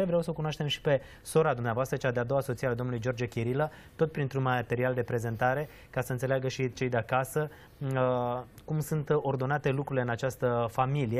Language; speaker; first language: Romanian; native; Romanian